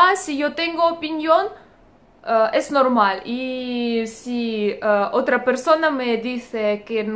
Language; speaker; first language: Spanish; non-native, learner; Russian